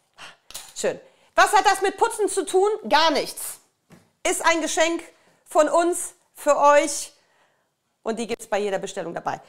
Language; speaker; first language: German; native; German